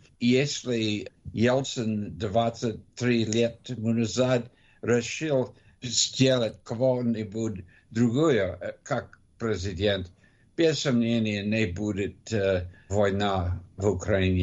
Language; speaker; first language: Russian; non-native, learner; English